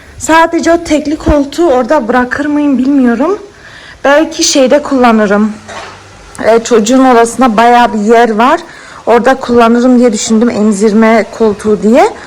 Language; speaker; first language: Turkish; early bilingual, heritage; Turkish